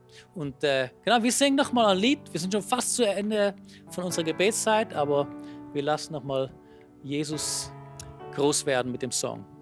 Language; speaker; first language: German; native; German